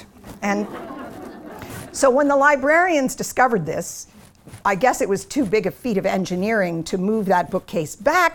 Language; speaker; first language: English; native; English